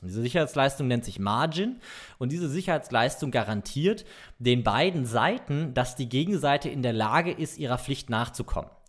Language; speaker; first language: German; native; German